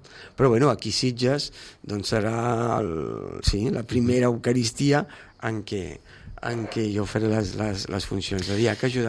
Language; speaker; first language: Catalan; native; Catalan